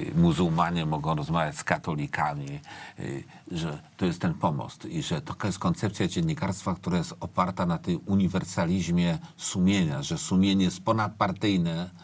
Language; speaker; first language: Polish; native; Polish